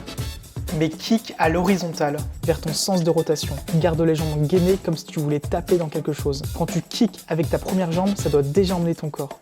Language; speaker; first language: French; native; French